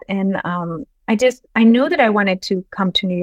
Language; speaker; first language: English; non-native, fluent; Spanish